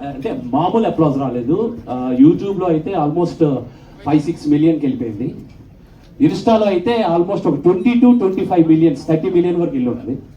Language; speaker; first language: Telugu; native; Telugu